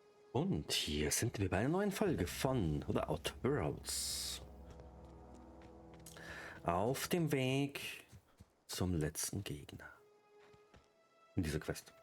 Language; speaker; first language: German; native; German